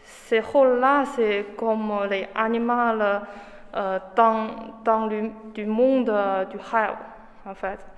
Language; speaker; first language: French; non-native, learner; Chinese